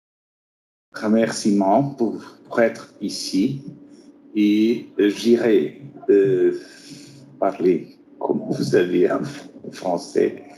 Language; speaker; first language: French; non-native, fluent; Portuguese